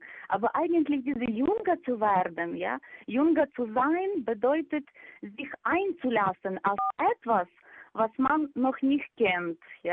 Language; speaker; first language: German; non-native, fluent; Ukrainian